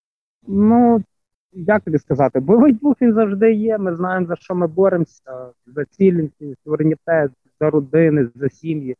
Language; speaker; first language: Ukrainian; native; Ukrainian